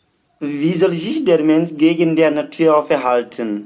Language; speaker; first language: German; non-native, learner; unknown